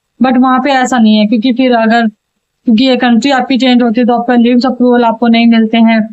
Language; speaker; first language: Hindi; native; Hindi